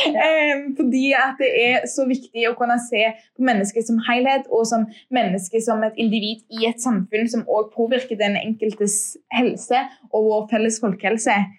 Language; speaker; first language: Norwegian; native; Norwegian